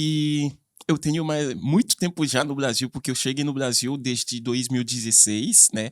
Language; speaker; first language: Portuguese; non-native, fluent; Haitian Creole